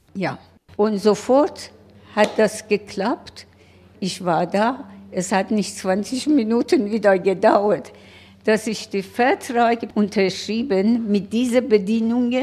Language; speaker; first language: German; non-native, learner; Persian